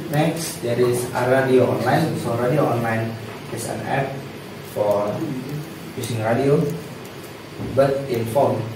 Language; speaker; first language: English; non-native, learner; Indonesian